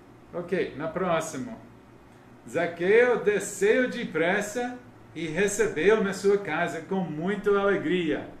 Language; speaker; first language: Portuguese; non-native, learner; English